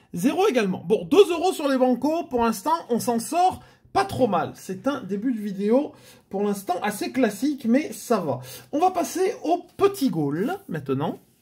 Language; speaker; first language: French; native; French